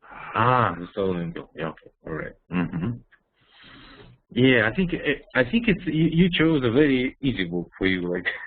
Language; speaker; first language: English; non-native, fluent; Russian